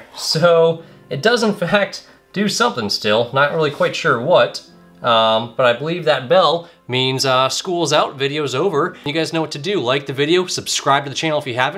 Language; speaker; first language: English; native; English